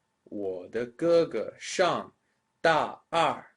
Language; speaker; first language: Chinese; non-native, fluent; English